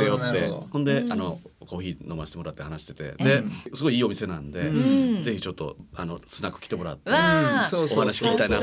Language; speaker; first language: Japanese; native; Japanese